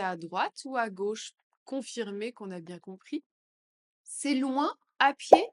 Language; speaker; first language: French; native; French